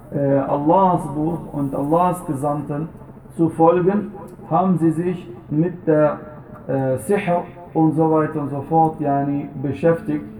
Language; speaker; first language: German; non-native, fluent; Arabic